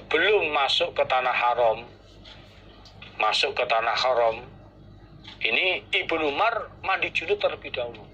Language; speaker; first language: Indonesian; non-native, local second language; Javanese